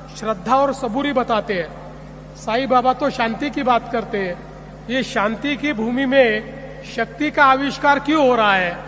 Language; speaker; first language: Hindi; non-native, local second language; Marathi